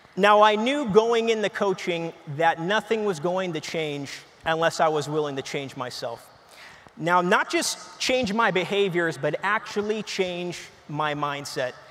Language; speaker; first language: English; native; English